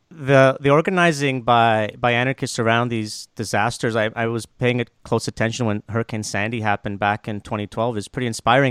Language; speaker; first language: English; native; English